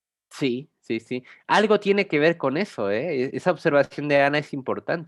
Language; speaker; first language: Spanish; native; Spanish